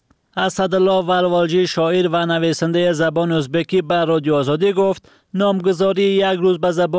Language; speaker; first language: Persian; native; Persian